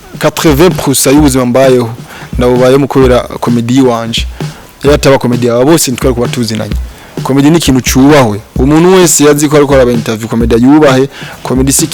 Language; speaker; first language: Rundi; non-native, local second language; Swahili